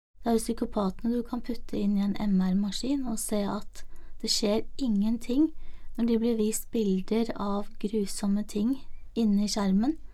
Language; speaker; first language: Norwegian; native; Norwegian